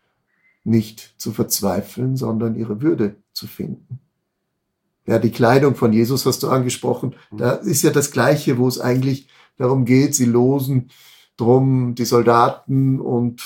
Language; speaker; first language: German; native; German